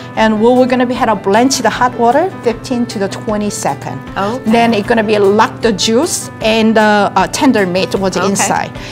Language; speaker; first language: English; non-native, learner; Korean